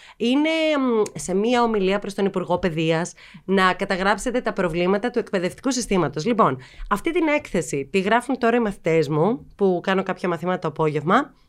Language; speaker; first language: Greek; native; Greek